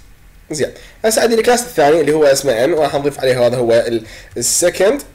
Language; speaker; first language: Arabic; native; Arabic